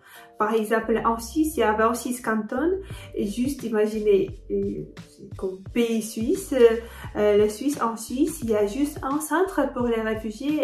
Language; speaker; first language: French; non-native, fluent; Ukrainian